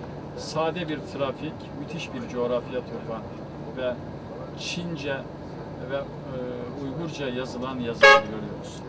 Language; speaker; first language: Turkish; native; Turkish